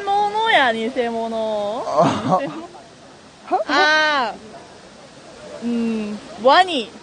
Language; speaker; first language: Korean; non-native, learner; Japanese